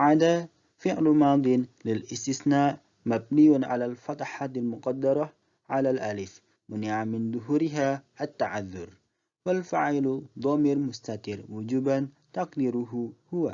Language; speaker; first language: Arabic; non-native, fluent; Indonesian